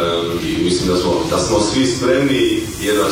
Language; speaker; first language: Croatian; early bilingual, heritage; Croatian